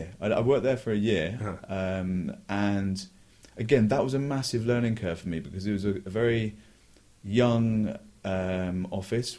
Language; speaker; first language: English; native; English